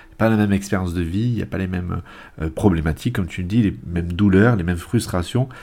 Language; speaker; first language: French; native; French